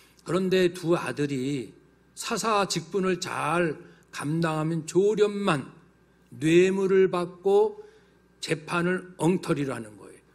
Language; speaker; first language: Korean; native; Korean